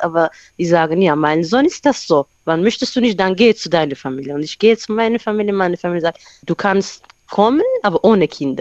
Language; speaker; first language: German; non-native, learner; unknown